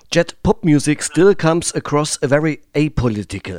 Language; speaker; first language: English; non-native, fluent; German